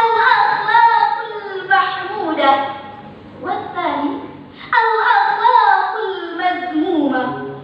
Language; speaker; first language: Arabic; non-native, fluent; Indonesian